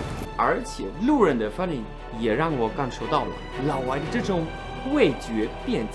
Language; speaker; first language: Chinese; non-native, fluent; German